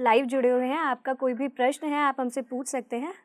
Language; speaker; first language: Hindi; native; Hindi